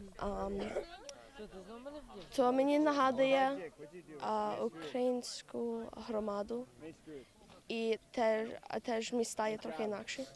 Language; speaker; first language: Ukrainian; early bilingual, heritage; English